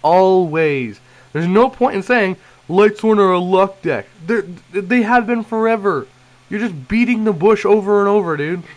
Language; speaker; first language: English; native; English